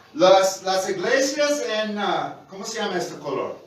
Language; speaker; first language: Spanish; non-native, fluent; English